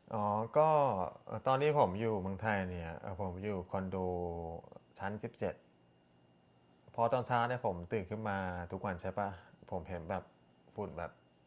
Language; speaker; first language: Thai; early bilingual, other home language; Korean